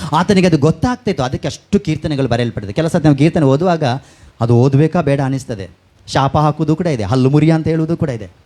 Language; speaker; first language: Kannada; non-native, local second language; Tulu